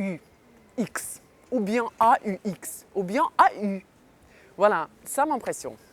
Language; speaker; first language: French; non-native, fluent; Ukrainian